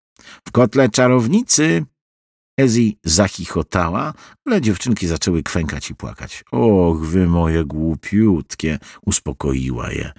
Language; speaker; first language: Polish; native; Polish